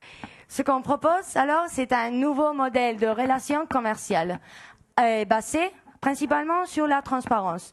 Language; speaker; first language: French; non-native, fluent; Spanish